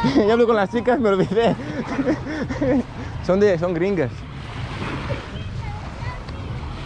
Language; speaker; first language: Spanish; non-native, learner; Greek